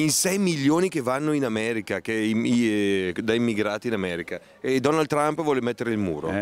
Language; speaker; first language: Italian; native; Italian